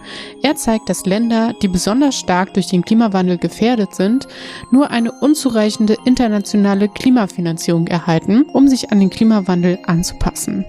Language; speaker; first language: German; native; German